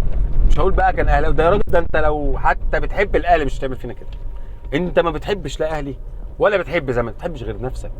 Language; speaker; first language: Arabic; native; Arabic